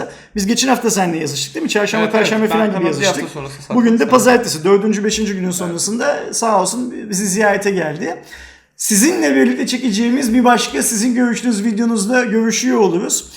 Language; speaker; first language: Turkish; native; Turkish